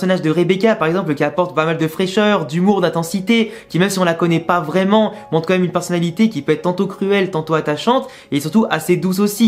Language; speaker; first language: French; native; French